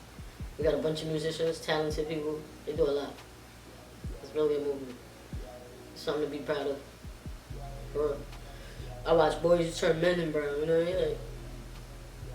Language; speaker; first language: English; native; English